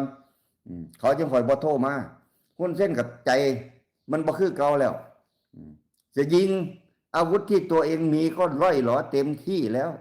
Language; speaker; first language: Thai; non-native, local second language; Lao